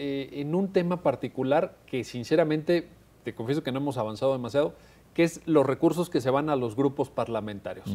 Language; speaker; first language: Spanish; native; Spanish